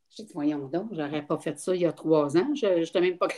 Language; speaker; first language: French; native; French